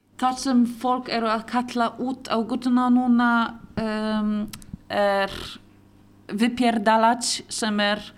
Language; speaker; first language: Icelandic; non-native, local second language; Polish